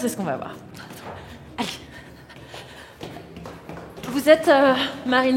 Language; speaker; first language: French; native; French